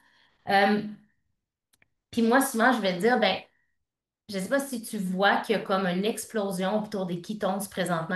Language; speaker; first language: French; native; French